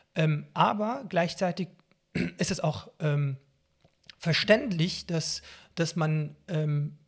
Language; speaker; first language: German; non-native, fluent; Arabic